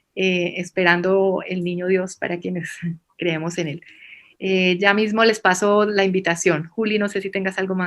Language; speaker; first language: Spanish; native; Spanish